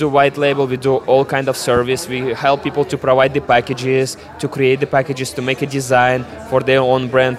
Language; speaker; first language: English; non-native, fluent; Russian